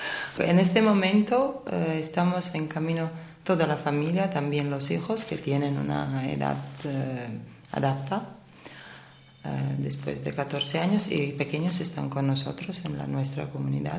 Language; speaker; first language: Spanish; non-native, fluent; Italian